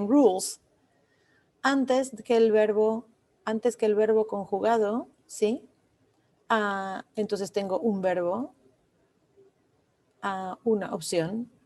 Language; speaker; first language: Spanish; non-native, fluent; English